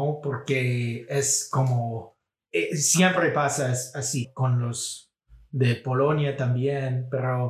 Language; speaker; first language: Spanish; non-native, fluent; English